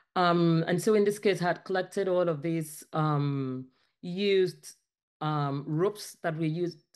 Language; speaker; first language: English; non-native, local second language; Ibibio